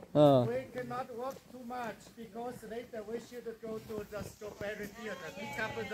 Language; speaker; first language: English; non-native, learner; Chinese